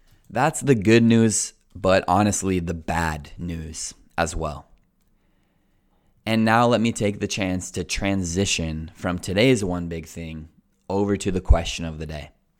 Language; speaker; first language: English; native; English